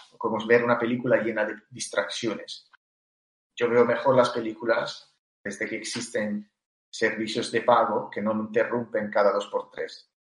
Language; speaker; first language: Spanish; non-native, fluent; Italian